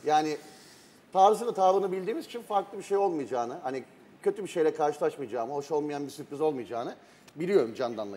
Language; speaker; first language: Turkish; native; Turkish